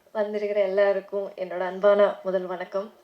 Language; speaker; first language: Tamil; non-native, learner; Malayalam